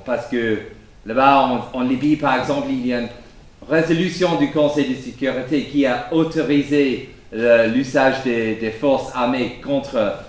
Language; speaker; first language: French; non-native, fluent; English